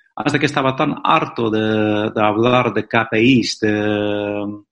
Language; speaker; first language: Spanish; non-native, fluent; Dutch